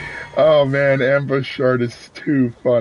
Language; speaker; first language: English; native; English